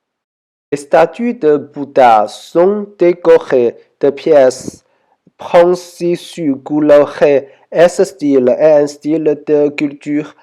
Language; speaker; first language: French; non-native, learner; Chinese